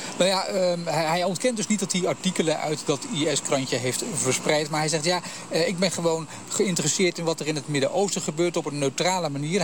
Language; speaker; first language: Dutch; native; Dutch